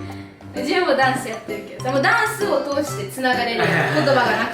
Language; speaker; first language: Japanese; native; Japanese